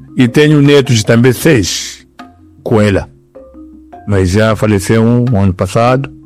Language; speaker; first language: Portuguese; non-native, local second language; Yao